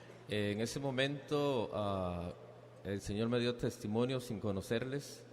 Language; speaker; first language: Spanish; native; Spanish